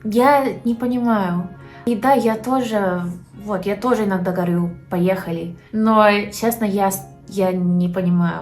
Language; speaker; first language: Russian; non-native, learner; English